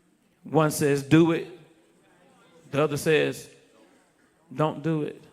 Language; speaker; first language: English; native; English